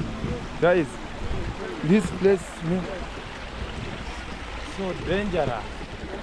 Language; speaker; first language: English; non-native, learner; Swahili